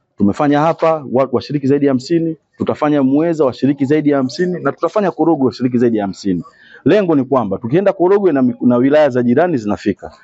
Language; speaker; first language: Swahili; native; Swahili